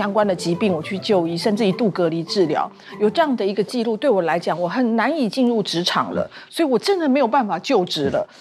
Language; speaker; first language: Chinese; native; Chinese